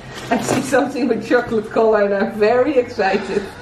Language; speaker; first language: English; non-native, fluent; Dutch